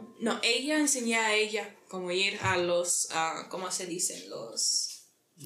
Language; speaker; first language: Spanish; early bilingual, heritage; English